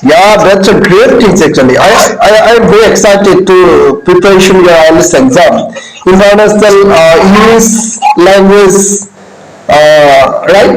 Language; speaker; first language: English; non-native, learner; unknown